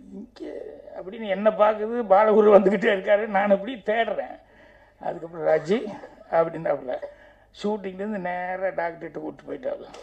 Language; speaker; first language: Tamil; native; Tamil